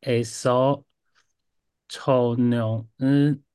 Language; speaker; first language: Korean; non-native, learner; Chinese